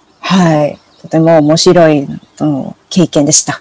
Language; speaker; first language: Japanese; non-native, learner; English